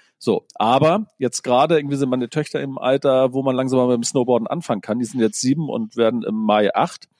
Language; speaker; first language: German; native; German